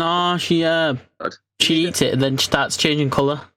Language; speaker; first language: English; native; English